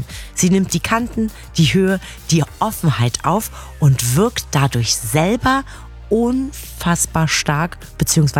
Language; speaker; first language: German; native; German